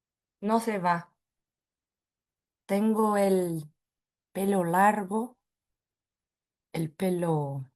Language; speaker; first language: Spanish; non-native, fluent; Portuguese